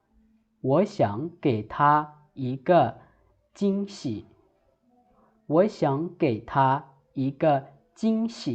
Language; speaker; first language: Chinese; non-native, fluent; Lao